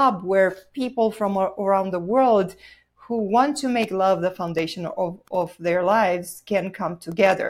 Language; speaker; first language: English; non-native, fluent; Romanian